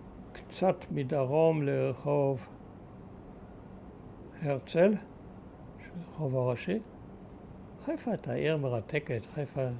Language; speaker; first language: Hebrew; early bilingual, other home language; German